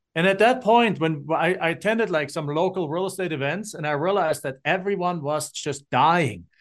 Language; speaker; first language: English; non-native, fluent; German